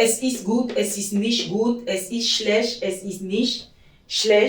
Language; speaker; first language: German; non-native, learner; French